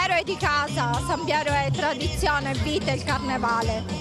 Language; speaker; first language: Italian; native; Italian